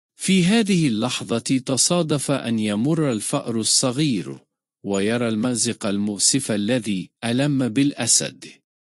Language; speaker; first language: Arabic; non-native, fluent; Turkish